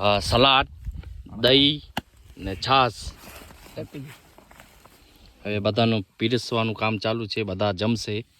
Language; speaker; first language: Gujarati; non-native, local second language; Kachhi